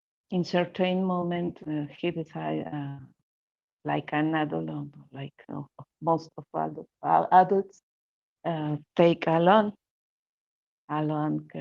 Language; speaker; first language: English; non-native, learner; Spanish